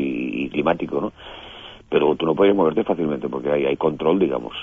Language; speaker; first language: Spanish; native; Spanish